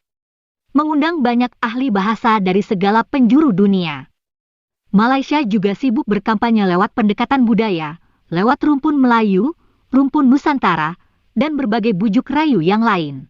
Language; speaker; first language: Indonesian; native; Indonesian